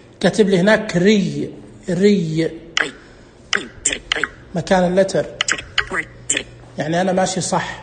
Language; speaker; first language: Arabic; native; Arabic